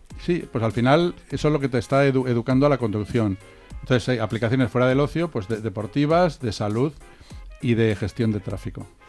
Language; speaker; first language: Spanish; native; Spanish